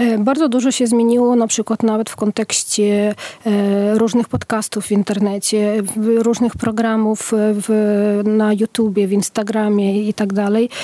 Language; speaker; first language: Polish; non-native, fluent; Ukrainian